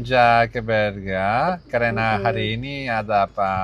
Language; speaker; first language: Indonesian; non-native, learner; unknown